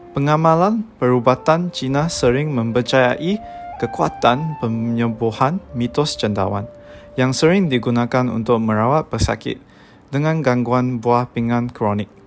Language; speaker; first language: Malay; non-native, local second language; Tamil